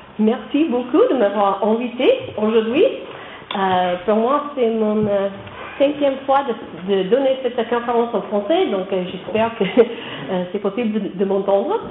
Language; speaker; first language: French; non-native, learner; English